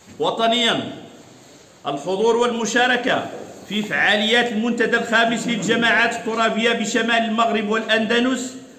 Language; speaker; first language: Arabic; non-native, local second language; Riffian